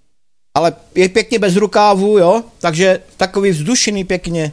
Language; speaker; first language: Czech; native; Czech